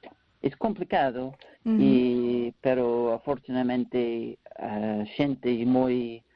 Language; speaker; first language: Spanish; non-native, learner; English